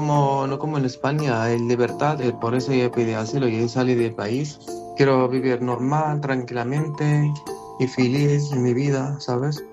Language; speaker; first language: Spanish; non-native, learner; Arabic